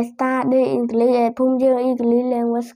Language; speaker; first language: English; non-native, learner; Khmer